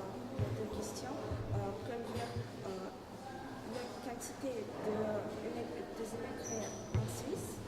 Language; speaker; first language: French; non-native, learner; Russian